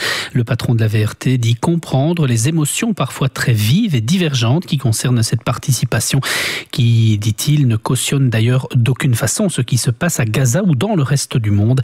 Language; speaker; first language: French; native; French